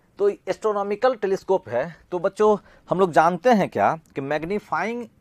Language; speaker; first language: Hindi; native; Hindi